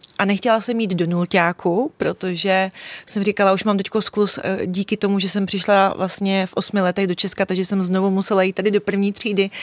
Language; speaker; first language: Czech; early bilingual, other home language; Russian